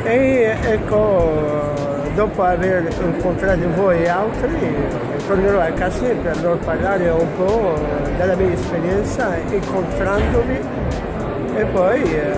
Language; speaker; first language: Italian; non-native, fluent; Arabic